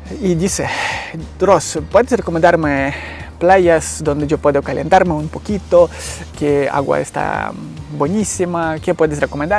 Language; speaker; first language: Spanish; non-native, learner; Ukrainian